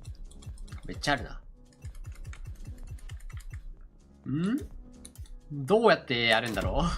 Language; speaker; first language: Japanese; native; Japanese